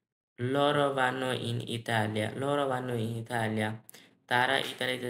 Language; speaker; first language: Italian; non-native, learner; Bangla